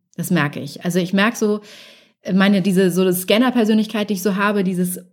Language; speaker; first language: German; native; German